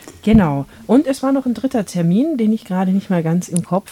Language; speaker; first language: German; native; German